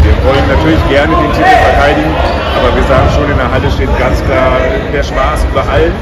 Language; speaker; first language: German; native; German